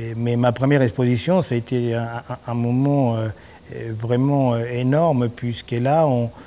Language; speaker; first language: French; non-native, fluent; Spanish